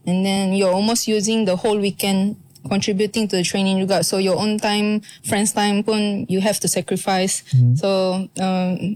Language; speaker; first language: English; non-native, local second language; Malay